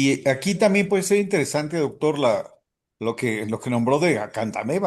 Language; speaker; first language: Spanish; native; Spanish